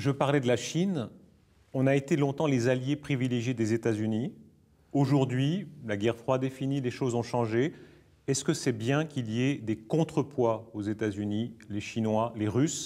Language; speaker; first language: French; native; French